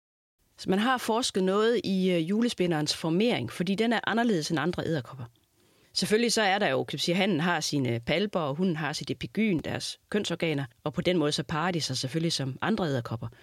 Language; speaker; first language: Danish; native; Danish